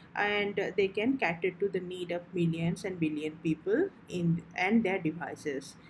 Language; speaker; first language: English; non-native, local second language; Odia